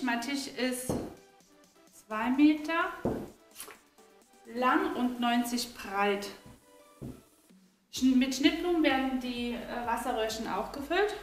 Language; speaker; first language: German; native; German